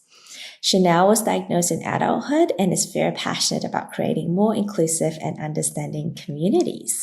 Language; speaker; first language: English; native; English